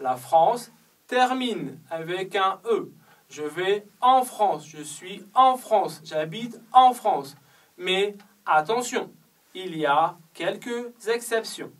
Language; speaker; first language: French; non-native, fluent; Chinese